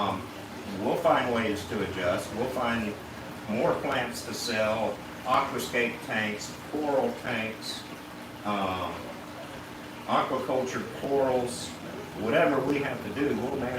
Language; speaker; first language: English; native; English